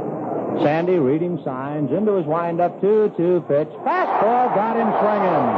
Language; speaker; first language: English; native; English